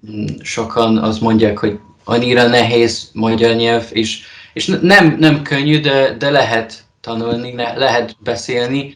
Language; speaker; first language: Hungarian; non-native, learner; Polish